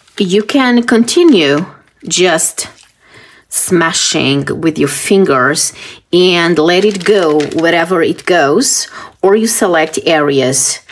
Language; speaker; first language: English; non-native, fluent; Portuguese